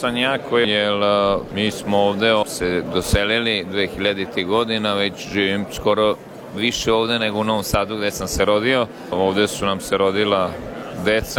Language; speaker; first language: Serbian; native; Serbian